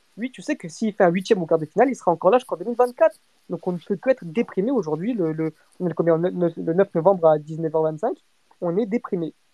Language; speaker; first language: French; early bilingual, other home language; Portuguese